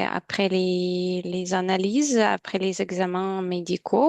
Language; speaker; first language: French; non-native, learner; Ukrainian